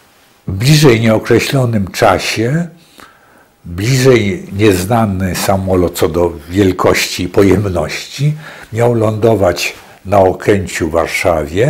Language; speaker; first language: Polish; native; Polish